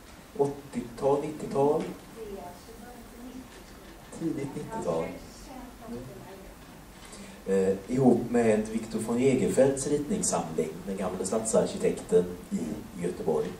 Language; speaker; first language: Swedish; native; Swedish